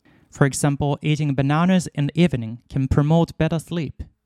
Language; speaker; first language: English; non-native, fluent; Japanese